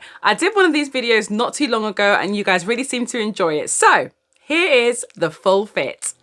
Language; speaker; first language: English; native; English